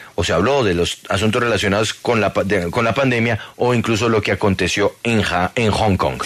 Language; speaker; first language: Spanish; native; Spanish